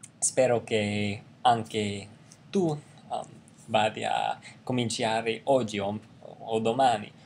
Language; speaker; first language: Italian; non-native, learner; English